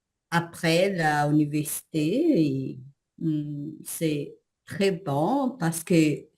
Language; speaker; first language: French; non-native, learner; Portuguese